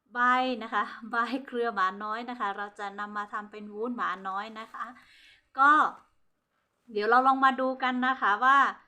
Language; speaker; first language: Thai; non-native, local second language; Hmong